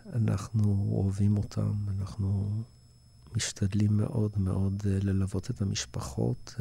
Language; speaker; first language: Hebrew; early bilingual, other home language; English